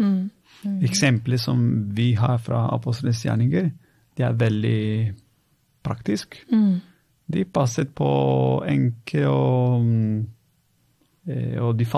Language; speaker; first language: Norwegian; non-native, fluent; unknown